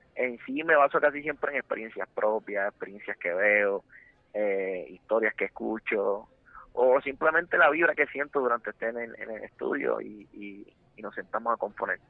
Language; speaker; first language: Spanish; native; Spanish